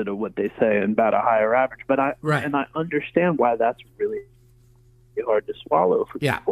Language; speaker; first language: English; native; English